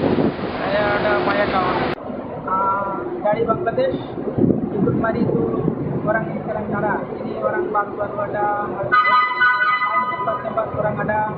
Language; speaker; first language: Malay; non-native, learner; Bangla